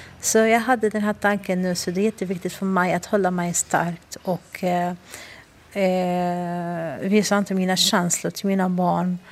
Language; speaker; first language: Swedish; non-native, fluent; Arabic